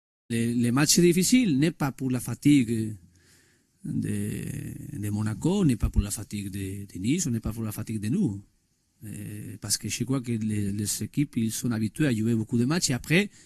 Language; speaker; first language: French; non-native, learner; Spanish